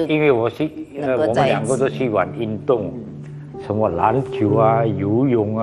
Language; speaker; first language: Chinese; early bilingual, heritage; Chinese